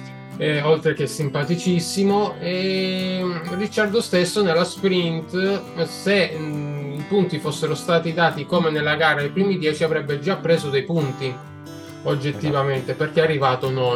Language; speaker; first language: Italian; native; Italian